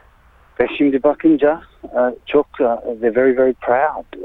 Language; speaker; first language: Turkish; early bilingual, heritage; Turkish